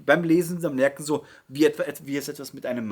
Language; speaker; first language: German; native; German